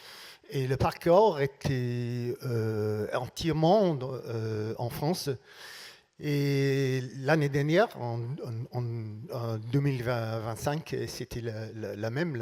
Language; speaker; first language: French; non-native, learner; English